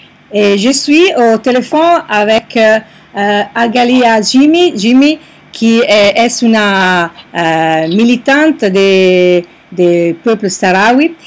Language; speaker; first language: French; non-native, learner; Italian